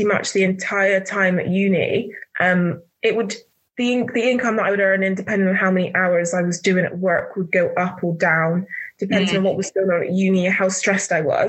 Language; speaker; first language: English; native; English